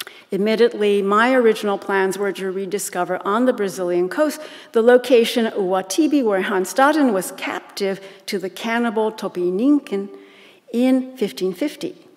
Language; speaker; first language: English; native; English